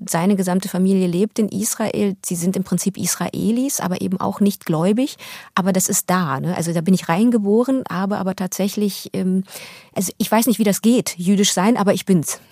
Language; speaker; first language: German; early bilingual, other home language; Russian